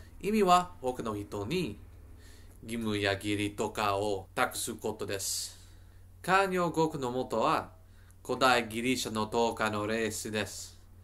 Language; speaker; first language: Japanese; non-native, learner; English